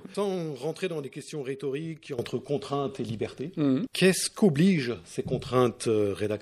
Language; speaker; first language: French; native; French